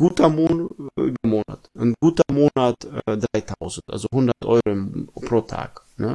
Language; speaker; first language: German; non-native, fluent; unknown